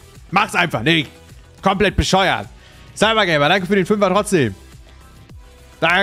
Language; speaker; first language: German; native; German